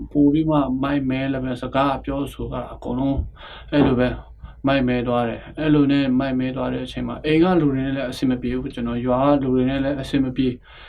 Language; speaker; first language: Burmese; non-native, local second language; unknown